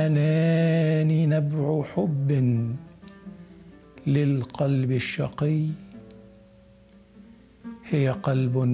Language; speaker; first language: Arabic; native; Arabic